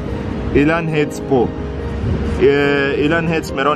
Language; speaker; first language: Filipino; non-native, learner; Arabic